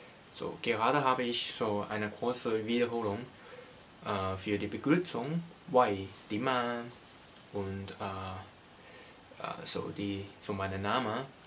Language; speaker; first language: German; non-native, learner; Cantonese